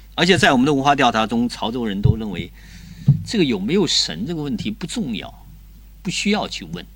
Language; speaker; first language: Chinese; native; Chinese